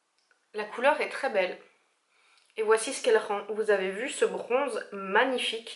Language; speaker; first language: French; native; French